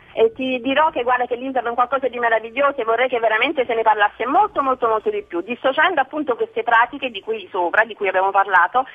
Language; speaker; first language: Italian; native; Italian